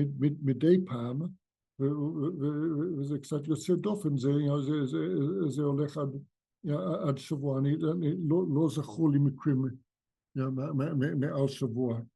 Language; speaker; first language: Hebrew; non-native, fluent; English